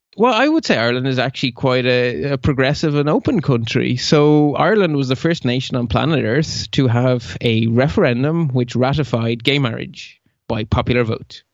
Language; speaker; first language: English; early bilingual, other home language; Dutch